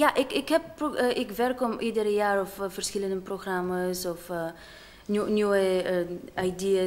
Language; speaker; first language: Dutch; non-native, learner; Bulgarian